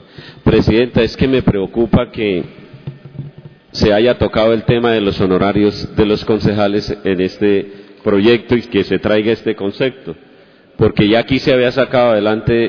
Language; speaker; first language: Spanish; native; Spanish